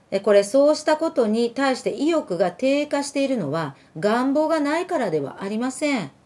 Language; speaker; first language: Japanese; early bilingual, other home language; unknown